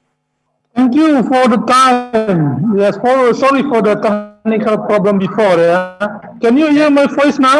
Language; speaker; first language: English; non-native, learner; Indonesian